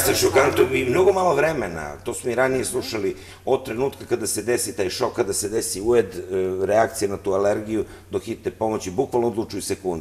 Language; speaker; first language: Serbian; native; Serbian